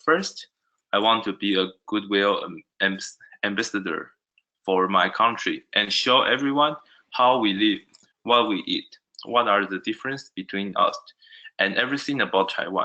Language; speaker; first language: English; non-native, learner; Chinese